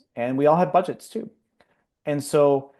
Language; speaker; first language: English; native; English